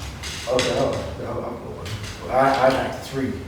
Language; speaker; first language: English; native; English